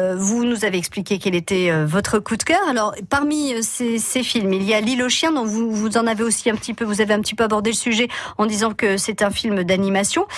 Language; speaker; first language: French; native; French